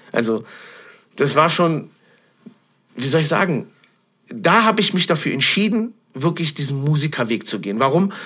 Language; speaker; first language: German; native; German